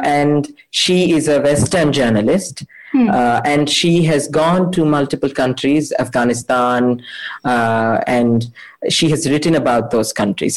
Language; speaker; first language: English; non-native, local second language; Kannada